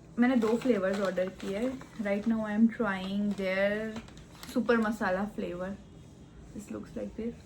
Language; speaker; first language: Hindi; non-native, local second language; Gujarati